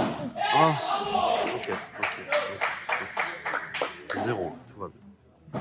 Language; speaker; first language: French; native; French